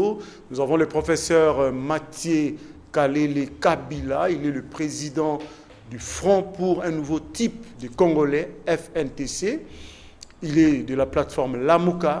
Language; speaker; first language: French; non-native, local second language; Lingala